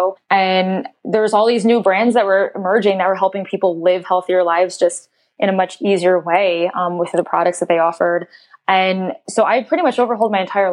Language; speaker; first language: English; native; English